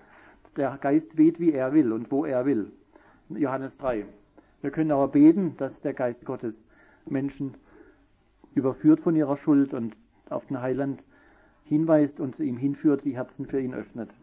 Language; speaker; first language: German; native; German